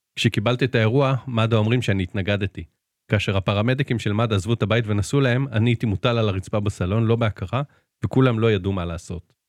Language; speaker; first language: Hebrew; native; Hebrew